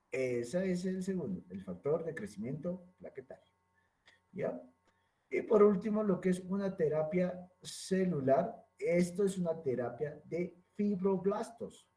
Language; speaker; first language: Spanish; native; Spanish